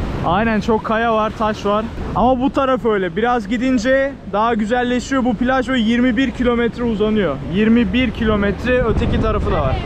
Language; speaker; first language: Turkish; native; Turkish